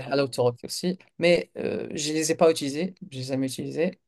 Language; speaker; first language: French; non-native, local second language; Kabyle